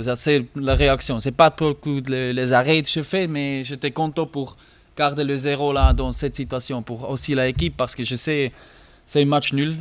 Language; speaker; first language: French; non-native, learner; German